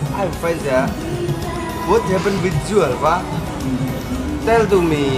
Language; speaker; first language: English; non-native, learner; Indonesian